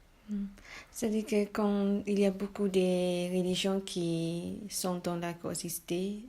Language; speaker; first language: French; non-native, learner; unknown